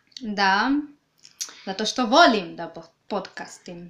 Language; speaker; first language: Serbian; non-native, learner; English